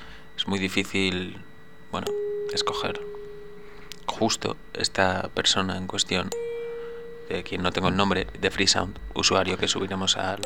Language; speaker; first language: Spanish; native; Spanish